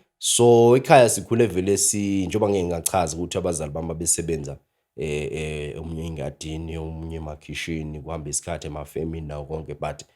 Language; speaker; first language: Zulu; native; Zulu